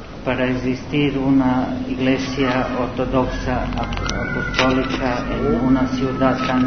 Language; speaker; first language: Spanish; non-native, learner; Serbian